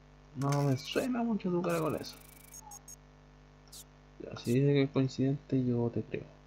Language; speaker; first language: Spanish; native; Spanish